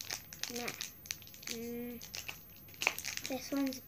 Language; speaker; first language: English; native; English